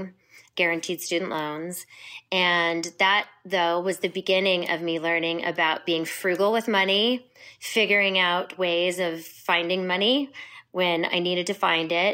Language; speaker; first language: English; native; English